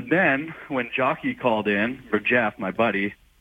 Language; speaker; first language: English; native; English